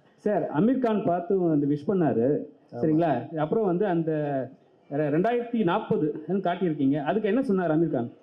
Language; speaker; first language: Tamil; native; Tamil